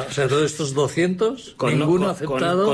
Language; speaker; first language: Spanish; native; Spanish